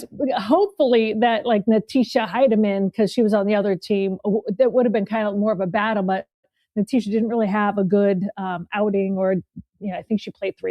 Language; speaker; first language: English; native; English